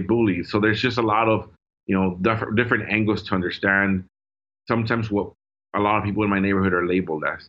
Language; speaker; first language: English; early bilingual, other home language; Spanish